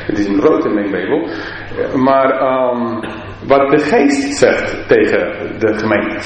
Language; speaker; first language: Dutch; non-native, fluent; English